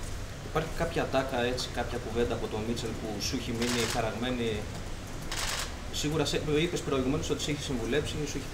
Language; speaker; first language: Greek; native; Greek